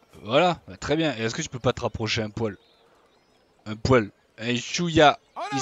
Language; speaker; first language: French; native; French